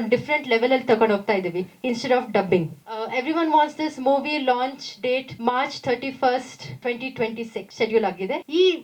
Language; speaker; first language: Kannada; non-native, local second language; Tamil